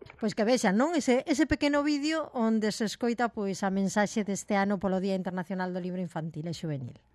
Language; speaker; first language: Galician; native; Galician